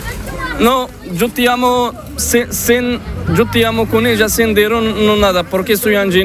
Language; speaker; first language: Spanish; non-native, learner; Arabic